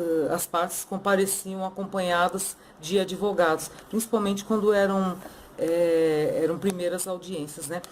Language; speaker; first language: Portuguese; native; Portuguese